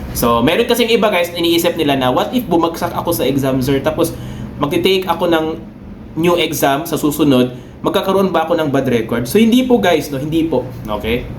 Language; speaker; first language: Filipino; non-native, local second language; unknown